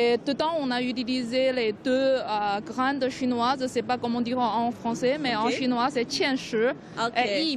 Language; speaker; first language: French; non-native, learner; Chinese